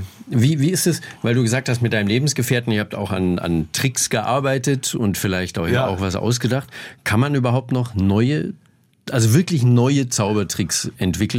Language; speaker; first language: German; native; German